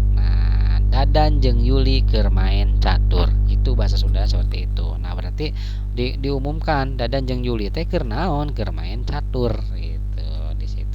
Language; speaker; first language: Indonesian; non-native, local second language; Sundanese